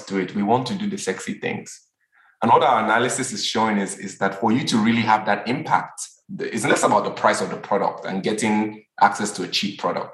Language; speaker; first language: English; non-native, local second language; Yoruba